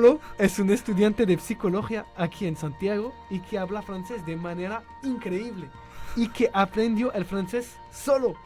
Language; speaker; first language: Spanish; non-native, learner; French